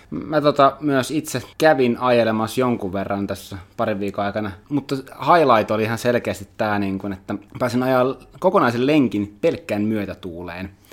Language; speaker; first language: Finnish; native; Finnish